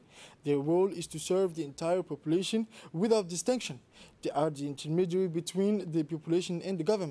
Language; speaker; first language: English; non-native, fluent; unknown